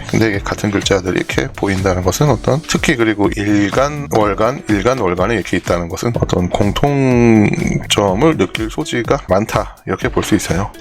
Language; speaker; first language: Korean; native; Korean